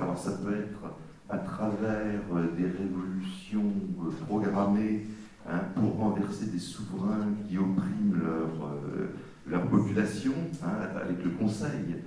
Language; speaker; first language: French; native; French